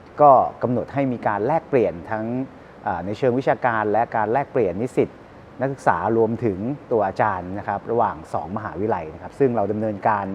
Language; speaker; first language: Thai; native; Thai